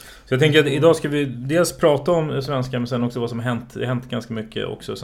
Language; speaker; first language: Swedish; native; Swedish